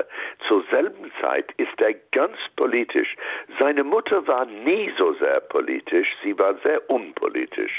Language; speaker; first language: German; non-native, fluent; English